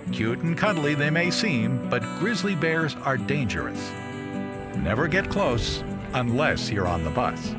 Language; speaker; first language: English; native; English